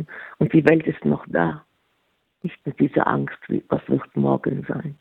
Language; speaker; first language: German; non-native, fluent; Arabic